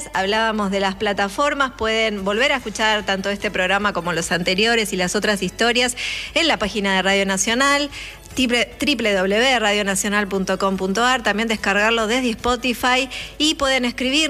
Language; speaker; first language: Spanish; native; Spanish